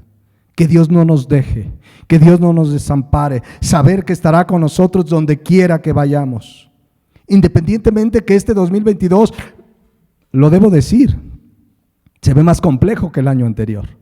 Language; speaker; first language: Spanish; native; Spanish